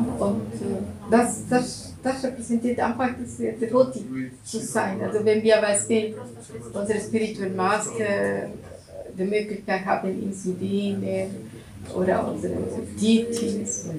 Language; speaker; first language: German; non-native, learner; Russian